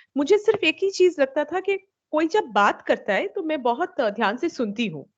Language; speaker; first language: Hindi; non-native, local second language; Bangla